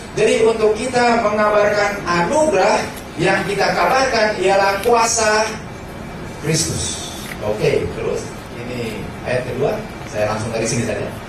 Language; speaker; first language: Indonesian; early bilingual, heritage; Indonesian